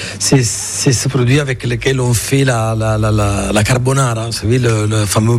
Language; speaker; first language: French; non-native, fluent; Italian